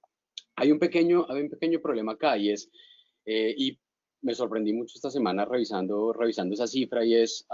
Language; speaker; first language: Spanish; native; Spanish